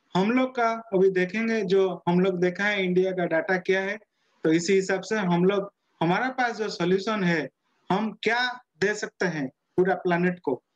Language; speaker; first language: Hindi; non-native, local second language; Odia